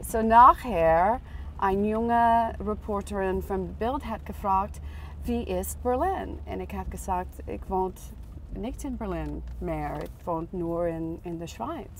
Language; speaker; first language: German; non-native, learner; English